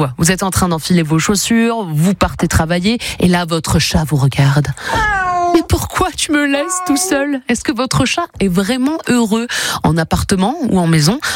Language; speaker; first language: French; native; French